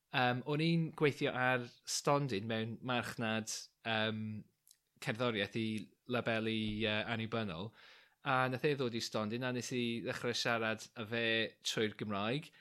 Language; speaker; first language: Welsh; non-native, local second language; English